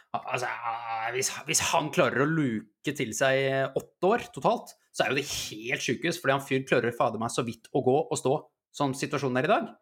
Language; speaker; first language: Norwegian; native; Norwegian